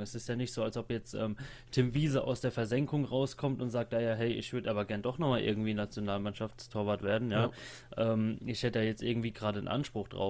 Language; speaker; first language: German; native; German